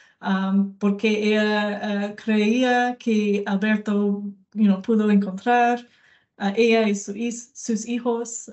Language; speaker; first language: Spanish; non-native, fluent; English